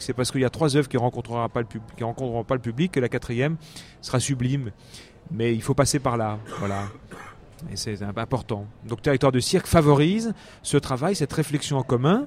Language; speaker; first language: French; native; French